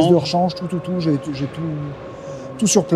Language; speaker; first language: French; native; French